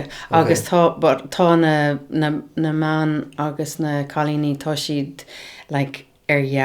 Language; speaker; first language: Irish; non-native, learner; English